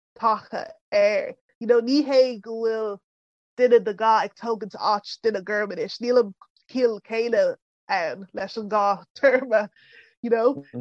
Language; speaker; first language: Irish; early bilingual, other home language; English